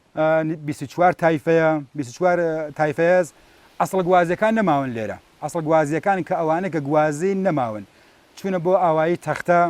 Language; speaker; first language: Central Kurdish; non-native, local second language; Gurani